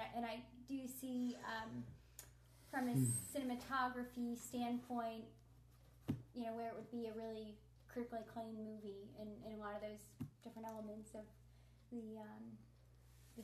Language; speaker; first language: English; native; English